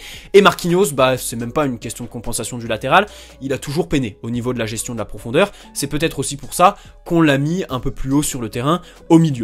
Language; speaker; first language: French; native; French